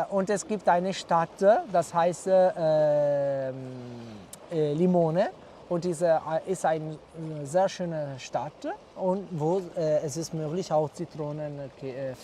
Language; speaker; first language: German; non-native, learner; Italian